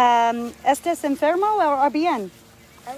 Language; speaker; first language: Spanish; non-native, learner; English